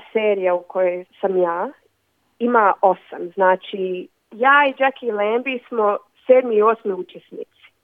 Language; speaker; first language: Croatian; early bilingual, other home language; Bosnian